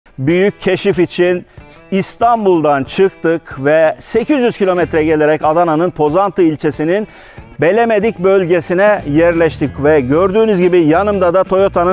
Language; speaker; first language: Turkish; native; Turkish